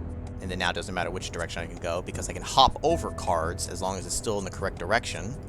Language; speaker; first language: English; native; English